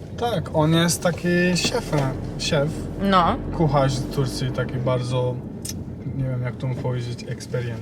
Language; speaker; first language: Polish; non-native, learner; Turkish